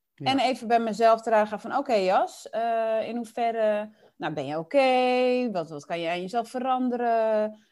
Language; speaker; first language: Dutch; early bilingual, other home language; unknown